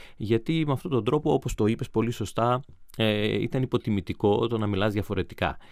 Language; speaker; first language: Greek; native; Greek